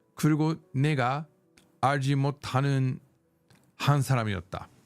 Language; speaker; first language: Korean; non-native, learner; English